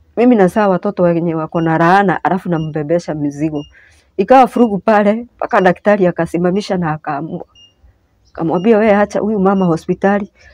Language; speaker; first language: Swahili; non-native, local second language; Kikuyu